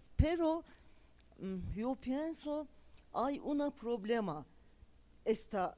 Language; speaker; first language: Spanish; non-native, learner; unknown